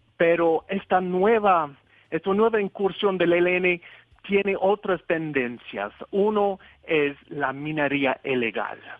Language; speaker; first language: Spanish; non-native, fluent; English